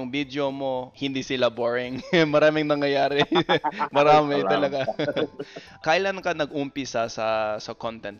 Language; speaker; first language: Filipino; non-native, fluent; English